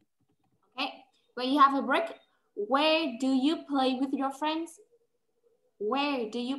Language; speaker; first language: English; non-native, fluent; Vietnamese